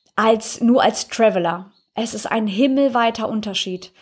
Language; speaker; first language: German; native; German